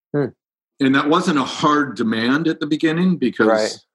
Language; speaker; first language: English; native; English